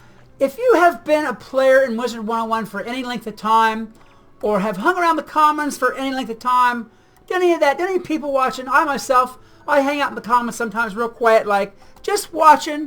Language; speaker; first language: English; native; English